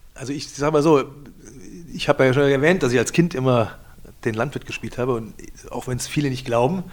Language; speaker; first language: German; native; German